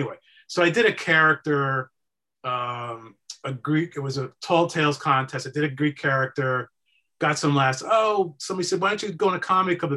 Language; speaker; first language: English; native; English